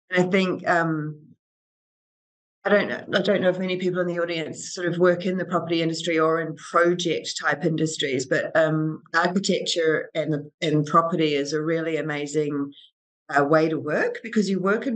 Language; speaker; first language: English; native; English